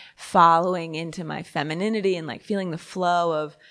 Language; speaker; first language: English; native; English